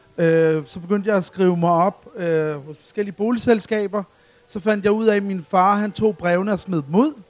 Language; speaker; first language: Danish; early bilingual, other home language; Arabic